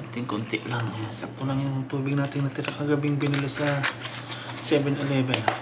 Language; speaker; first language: Filipino; native; Filipino